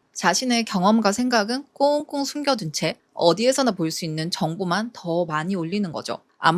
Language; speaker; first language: Korean; native; Korean